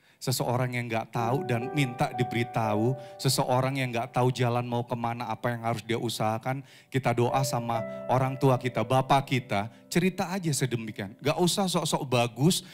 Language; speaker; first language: Indonesian; native; Indonesian